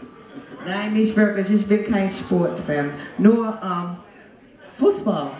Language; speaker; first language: German; non-native, fluent; English